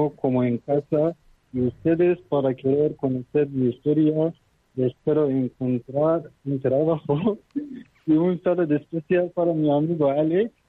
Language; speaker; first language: Spanish; non-native, learner; Persian